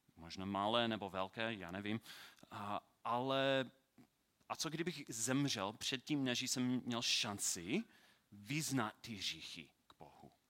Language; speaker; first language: Czech; non-native, learner; English